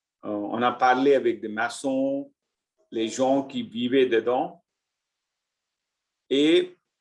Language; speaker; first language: French; non-native, learner; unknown